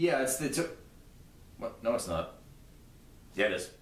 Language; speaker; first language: English; native; English